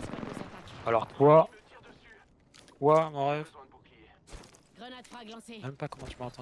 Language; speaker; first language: French; native; French